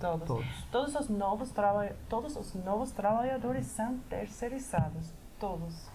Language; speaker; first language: Portuguese; non-native, fluent; English